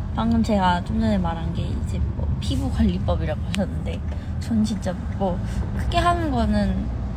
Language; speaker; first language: Korean; early bilingual, heritage; Korean